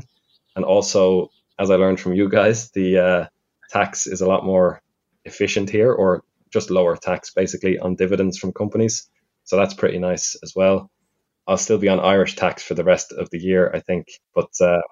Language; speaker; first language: English; native; English